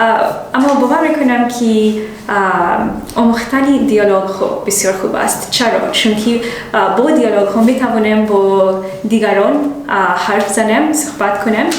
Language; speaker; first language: Persian; non-native, learner; English